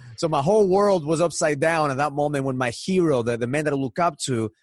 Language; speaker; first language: English; early bilingual, other home language; Spanish